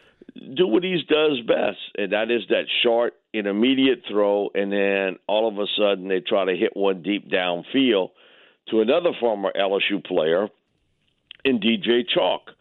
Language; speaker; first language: English; native; English